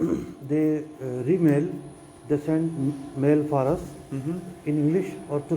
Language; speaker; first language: English; non-native, learner; Urdu